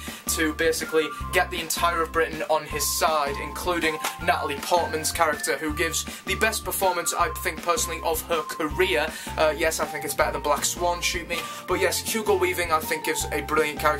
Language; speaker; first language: English; native; English